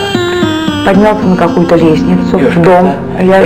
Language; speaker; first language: Russian; native; Russian